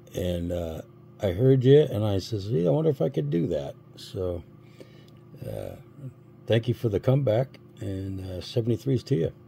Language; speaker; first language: English; native; English